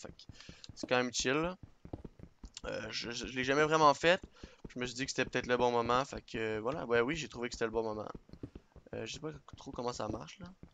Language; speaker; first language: French; native; French